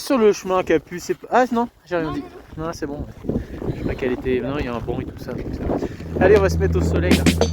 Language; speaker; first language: French; native; French